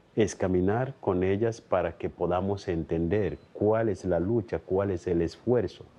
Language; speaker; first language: Spanish; non-native, fluent; Kikuyu